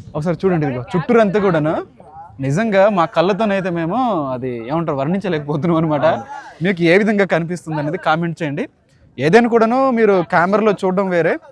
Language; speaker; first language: Telugu; non-native, local second language; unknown